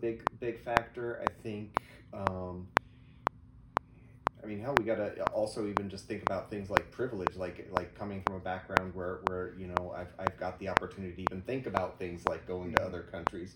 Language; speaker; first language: English; native; English